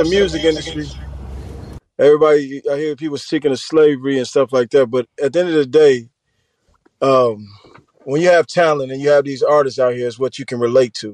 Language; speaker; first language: English; native; English